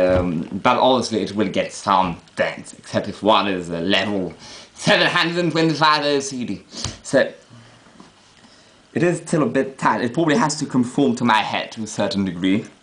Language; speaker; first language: English; non-native, fluent; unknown